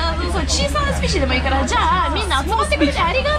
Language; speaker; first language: Japanese; non-native, fluent; Russian